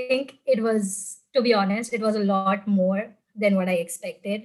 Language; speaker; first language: English; non-native, local second language; Gujarati